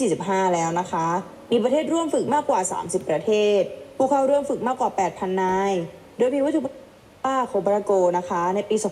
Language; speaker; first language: Thai; native; Thai